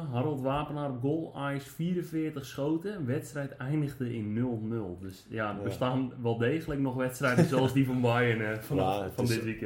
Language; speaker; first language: Dutch; native; Dutch